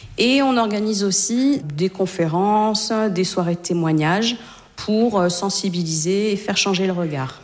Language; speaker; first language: French; native; French